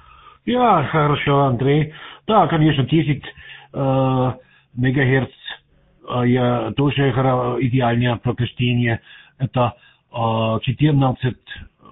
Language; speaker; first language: Russian; non-native, learner; German